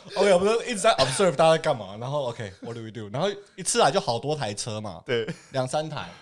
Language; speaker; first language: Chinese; early bilingual, heritage; Chinese